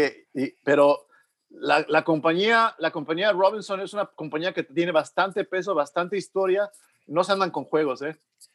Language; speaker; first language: Spanish; early bilingual, heritage; Spanish